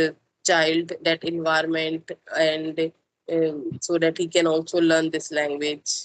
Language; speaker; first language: English; non-native, local second language; Hindi